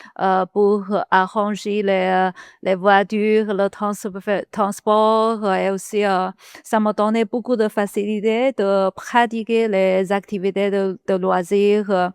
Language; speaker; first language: French; non-native, learner; Chinese